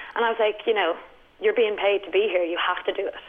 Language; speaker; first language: English; native; English